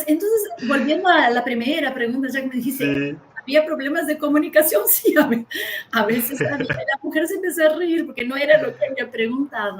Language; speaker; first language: Spanish; early bilingual, heritage; Spanish